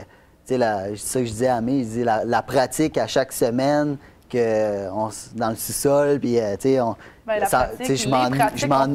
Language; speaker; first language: French; native; French